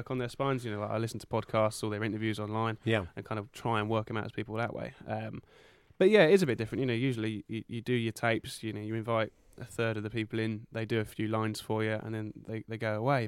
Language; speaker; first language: English; native; English